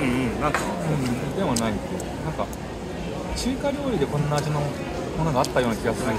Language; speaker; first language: Japanese; native; Japanese